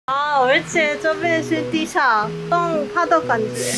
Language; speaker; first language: Chinese; non-native, learner; Korean